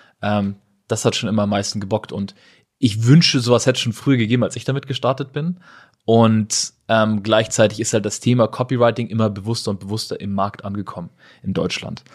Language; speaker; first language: German; native; German